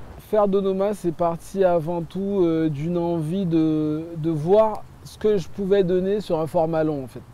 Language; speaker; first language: French; early bilingual, other home language; Haitian Creole